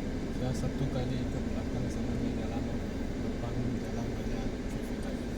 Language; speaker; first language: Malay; non-native, local second language; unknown